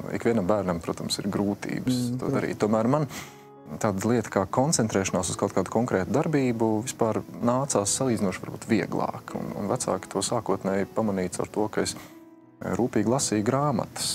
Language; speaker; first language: Latvian; native; Latvian